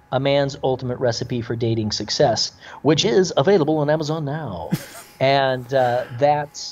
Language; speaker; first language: English; native; English